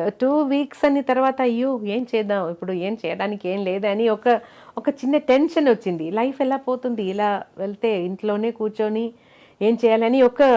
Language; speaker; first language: Telugu; non-native, learner; Malayalam